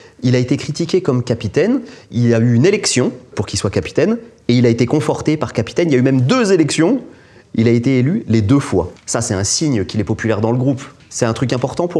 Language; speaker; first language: French; native; French